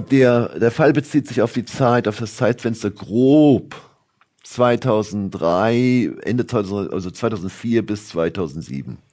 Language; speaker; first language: German; native; German